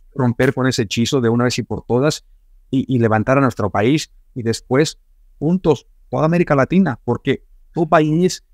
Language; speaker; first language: Spanish; native; Spanish